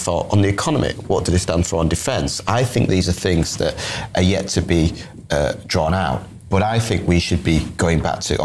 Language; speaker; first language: English; native; English